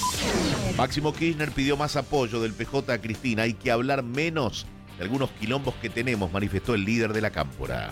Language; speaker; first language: Spanish; native; Spanish